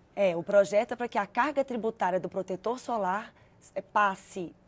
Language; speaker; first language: Portuguese; native; Portuguese